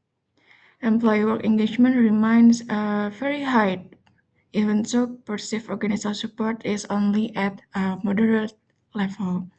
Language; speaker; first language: English; non-native, learner; Indonesian